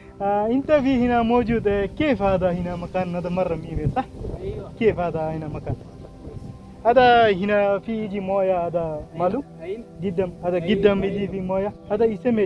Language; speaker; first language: Arabic; non-native, learner; Bangla